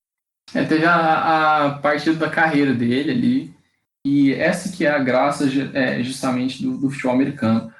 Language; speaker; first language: Portuguese; native; Portuguese